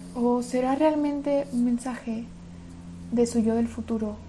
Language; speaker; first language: Spanish; early bilingual, other home language; Russian